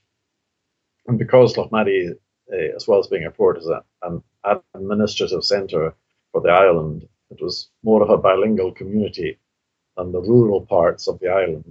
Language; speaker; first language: English; non-native, local second language; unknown